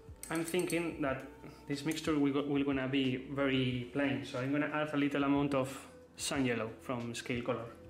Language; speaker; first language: English; non-native, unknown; Spanish